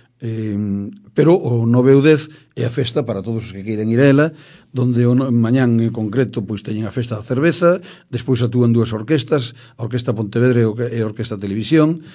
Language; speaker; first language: Galician; native; Galician